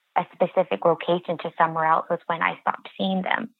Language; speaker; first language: English; native; English